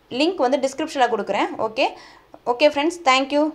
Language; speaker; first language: Tamil; native; Tamil